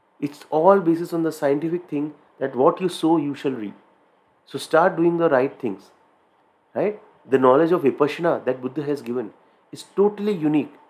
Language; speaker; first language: English; non-native, local second language; Hindi